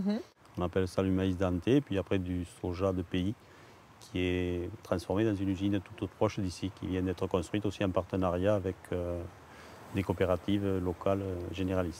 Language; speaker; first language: French; native; French